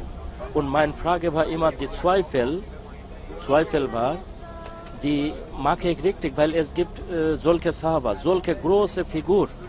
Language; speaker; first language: German; non-native, learner; Bangla